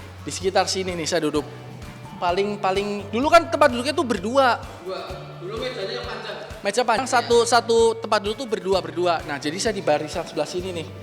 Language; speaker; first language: Indonesian; native; Indonesian